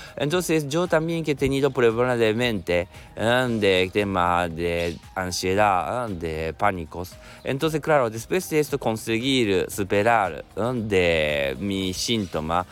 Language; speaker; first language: Spanish; non-native, learner; Japanese